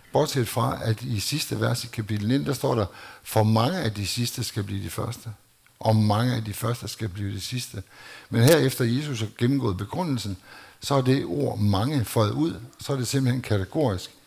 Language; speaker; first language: Danish; native; Danish